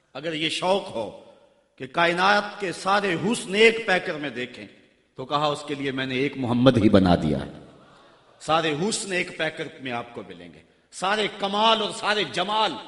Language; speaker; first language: Urdu; non-native, local second language; Punjabi